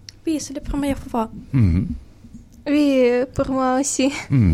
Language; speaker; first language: French; non-native, learner; Ukrainian